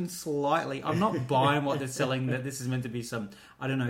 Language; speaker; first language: English; native; English